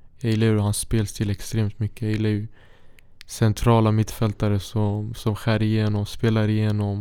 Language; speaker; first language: Swedish; early bilingual, other home language; Syriac